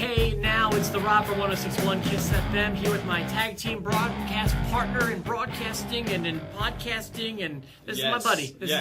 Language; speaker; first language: English; native; English